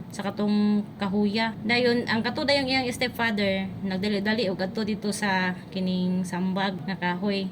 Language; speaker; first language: Cebuano; native; Cebuano